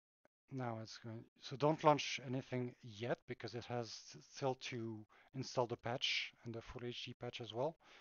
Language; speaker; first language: English; non-native, fluent; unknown